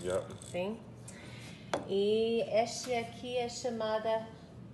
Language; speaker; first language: Portuguese; non-native, learner; English